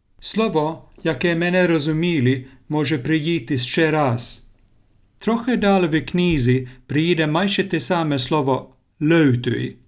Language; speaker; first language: Ukrainian; non-native, learner; Finnish